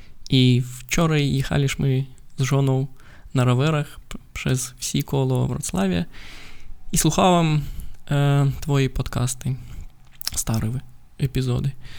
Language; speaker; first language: Polish; non-native, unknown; Belarusian